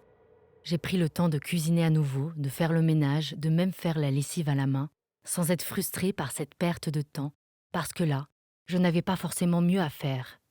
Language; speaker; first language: French; native; French